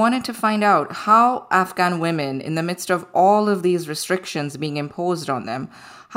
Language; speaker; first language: English; non-native, local second language; Gujarati